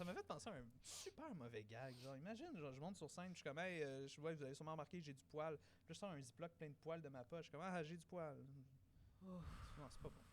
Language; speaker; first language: French; native; French